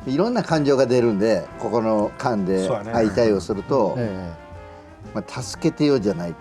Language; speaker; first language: Japanese; native; Japanese